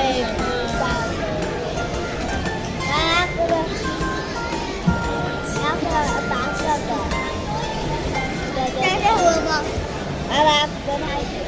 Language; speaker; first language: Chinese; early bilingual, other home language; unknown